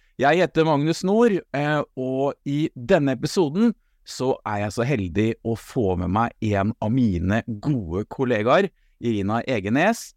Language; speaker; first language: Norwegian; native; Norwegian